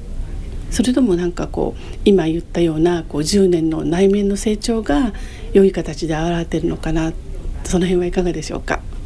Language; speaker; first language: Japanese; native; Japanese